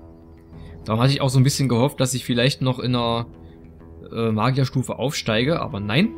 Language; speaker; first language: German; native; German